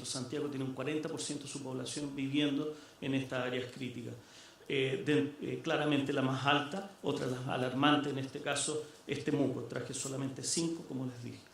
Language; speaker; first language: Spanish; native; Spanish